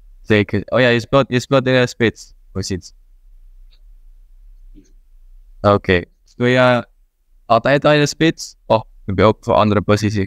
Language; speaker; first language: Dutch; non-native, learner; Indonesian